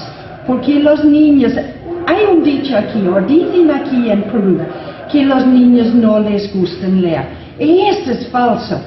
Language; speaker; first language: Spanish; non-native, fluent; English